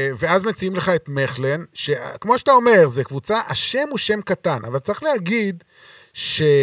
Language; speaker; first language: Hebrew; native; Hebrew